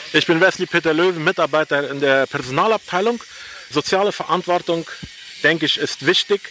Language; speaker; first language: German; non-native, local second language; Plautdietsch